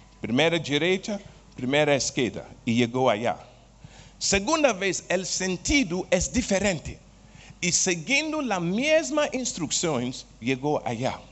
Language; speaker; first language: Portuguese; non-native, learner; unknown